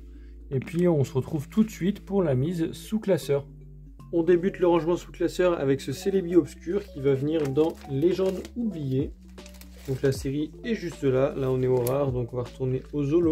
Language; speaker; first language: French; native; French